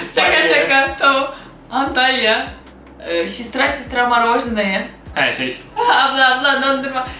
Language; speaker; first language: Turkish; non-native, fluent; Ukrainian